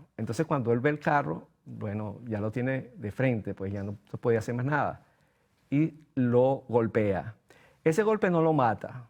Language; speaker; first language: Spanish; native; Spanish